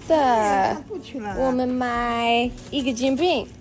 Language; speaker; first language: Chinese; non-native, learner; English